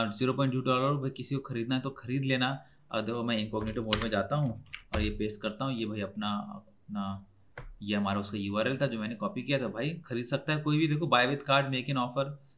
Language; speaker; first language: Hindi; native; Hindi